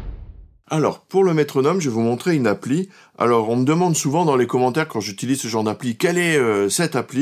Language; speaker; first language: French; native; French